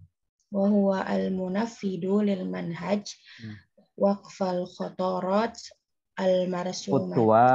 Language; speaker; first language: Arabic; non-native, learner; Indonesian